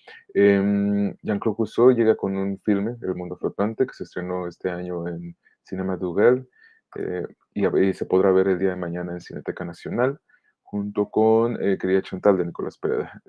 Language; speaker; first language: Spanish; native; Spanish